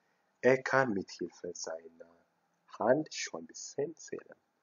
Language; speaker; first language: German; non-native, fluent; Amharic